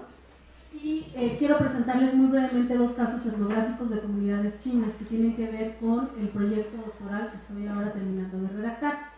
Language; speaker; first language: Spanish; native; Spanish